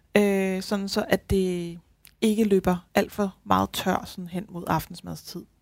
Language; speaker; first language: Danish; native; Danish